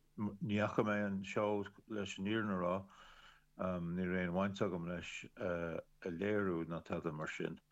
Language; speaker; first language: Irish; native; Irish